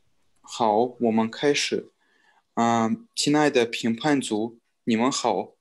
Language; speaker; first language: Chinese; non-native, learner; Russian